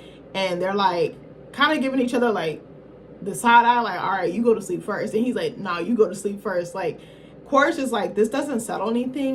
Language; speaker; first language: English; native; English